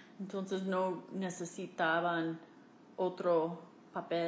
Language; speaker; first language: Spanish; non-native, fluent; English